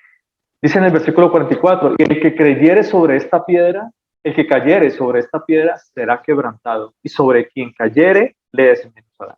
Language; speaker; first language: Spanish; native; Spanish